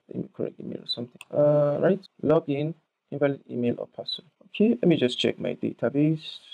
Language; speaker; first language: English; non-native, local second language; Yoruba